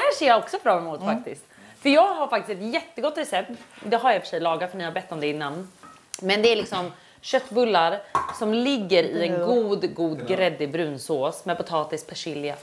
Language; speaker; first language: Swedish; native; Swedish